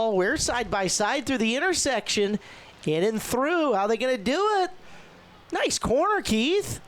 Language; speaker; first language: English; native; English